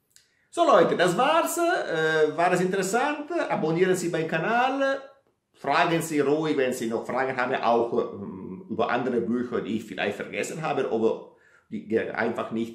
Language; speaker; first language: German; non-native, fluent; Italian